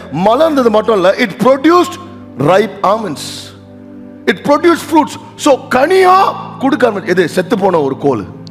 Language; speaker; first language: English; non-native, local second language; Tamil